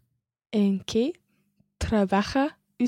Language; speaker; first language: Spanish; non-native, learner; English